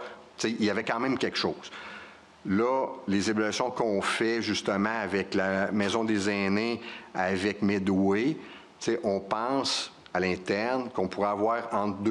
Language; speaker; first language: French; native; French